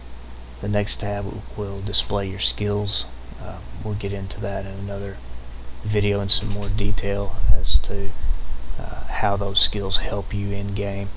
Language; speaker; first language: English; native; English